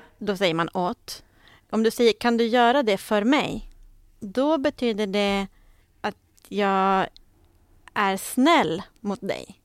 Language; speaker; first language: Swedish; native; Swedish